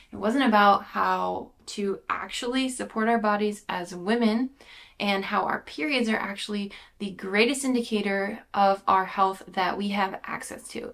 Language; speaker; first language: English; native; English